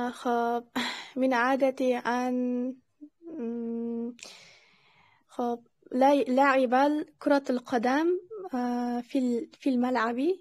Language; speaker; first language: Arabic; non-native, learner; Uzbek